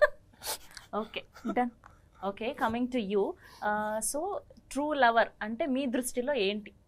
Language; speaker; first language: Telugu; native; Telugu